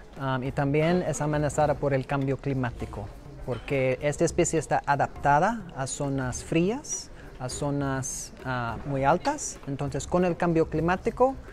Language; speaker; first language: Spanish; non-native, fluent; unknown